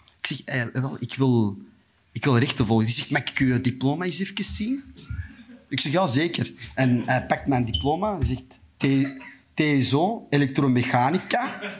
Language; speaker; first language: Dutch; non-native, local second language; Turkish